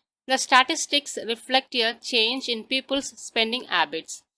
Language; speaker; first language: English; non-native, local second language; Tamil